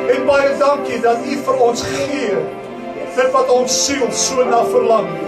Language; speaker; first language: Afrikaans; native; Afrikaans